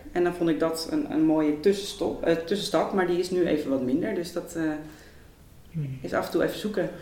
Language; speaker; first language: Dutch; native; Dutch